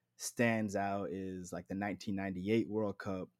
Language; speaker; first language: English; native; English